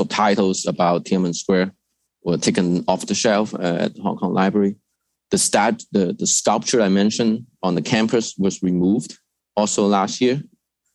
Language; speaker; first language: English; non-native, fluent; Cantonese